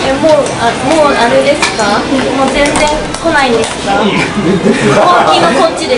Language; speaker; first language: Japanese; native; Japanese